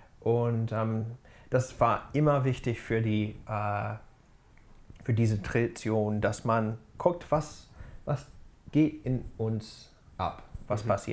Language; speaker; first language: German; non-native, fluent; English